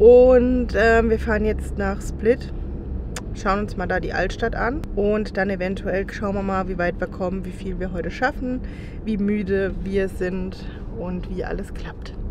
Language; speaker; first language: German; native; German